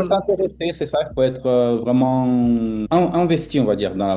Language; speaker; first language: French; non-native, fluent; Portuguese